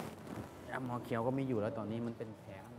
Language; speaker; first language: Thai; native; Thai